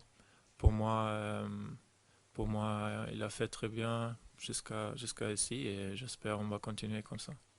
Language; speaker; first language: French; non-native, fluent; German